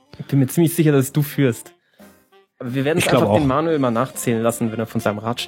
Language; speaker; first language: German; native; German